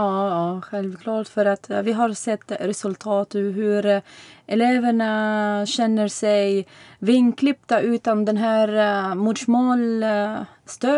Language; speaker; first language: Swedish; non-native, fluent; Arabic